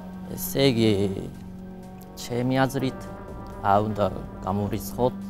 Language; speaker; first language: Georgian; non-native, fluent; Japanese